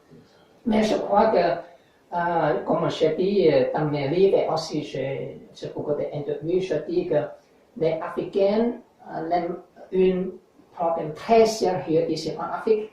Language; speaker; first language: French; non-native, learner; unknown